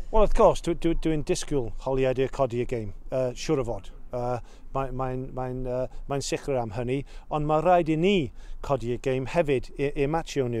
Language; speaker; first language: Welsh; non-native, local second language; English